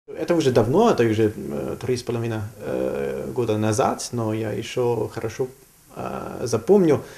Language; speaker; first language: Russian; non-native, learner; German